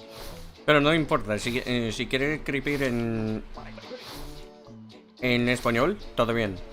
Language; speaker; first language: Spanish; non-native, fluent; English